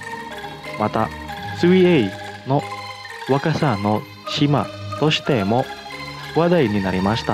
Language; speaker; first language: Japanese; non-native, fluent; Indonesian